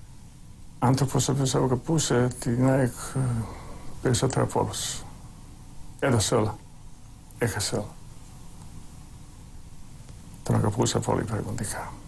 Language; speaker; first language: Greek; non-native, fluent; Croatian